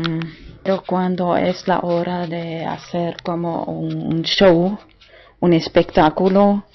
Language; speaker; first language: Spanish; non-native, fluent; German